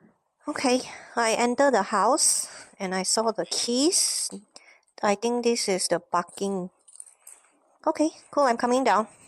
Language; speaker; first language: English; non-native, local second language; Chinese